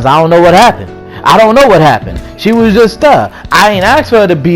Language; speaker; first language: English; native; English